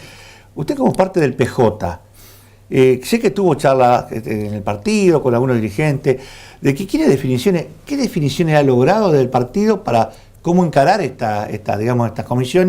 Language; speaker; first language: Spanish; native; Spanish